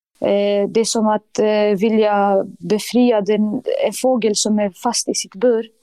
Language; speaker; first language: Swedish; early bilingual, other home language; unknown